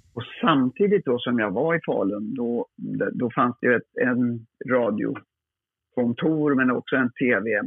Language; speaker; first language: Swedish; native; Swedish